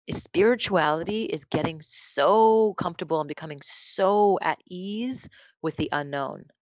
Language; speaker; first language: English; native; English